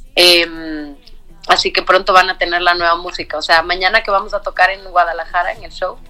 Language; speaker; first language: Spanish; native; Spanish